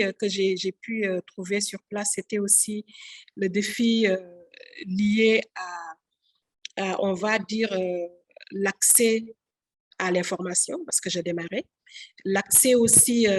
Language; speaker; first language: French; non-native, local second language; Wolof